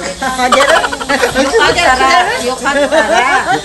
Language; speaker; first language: Japanese; non-native, learner; Filipino